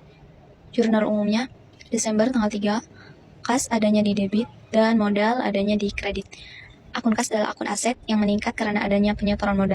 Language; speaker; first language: Indonesian; native; Indonesian